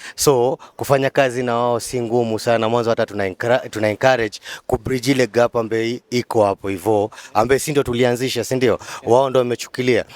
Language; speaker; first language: Swahili; native; Swahili